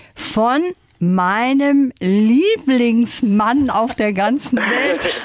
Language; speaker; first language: German; native; German